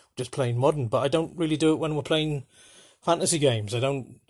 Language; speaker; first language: English; native; English